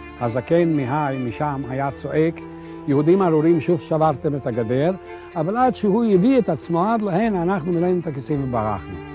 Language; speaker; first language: Hebrew; non-native, fluent; Yiddish